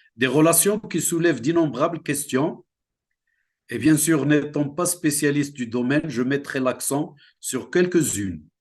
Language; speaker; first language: French; non-native, local second language; Central Atlas Tamazight